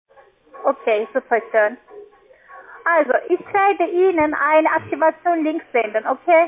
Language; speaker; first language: German; non-native, learner; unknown